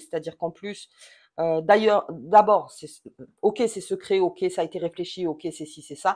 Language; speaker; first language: French; native; French